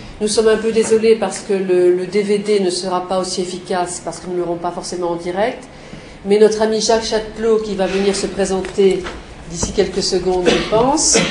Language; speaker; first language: French; native; French